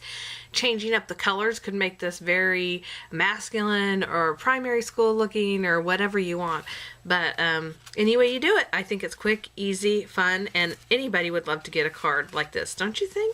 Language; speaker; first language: English; native; English